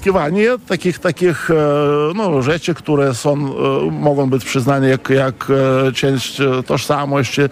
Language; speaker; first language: Polish; non-native, fluent; Lithuanian